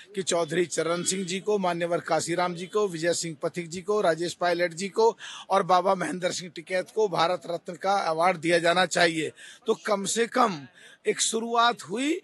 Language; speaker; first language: Hindi; native; Hindi